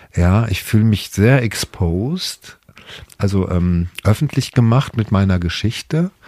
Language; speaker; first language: German; native; German